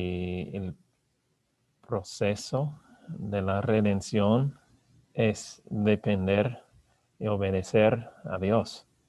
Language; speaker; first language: Spanish; non-native, learner; English